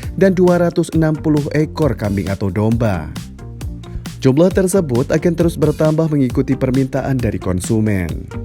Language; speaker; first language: Indonesian; native; Indonesian